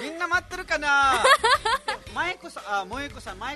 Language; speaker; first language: Japanese; non-native, fluent; Nepali